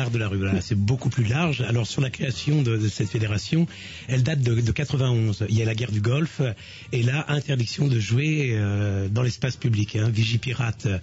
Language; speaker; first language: French; native; French